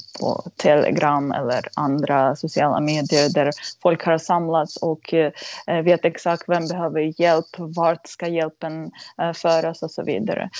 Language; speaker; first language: Swedish; non-native, fluent; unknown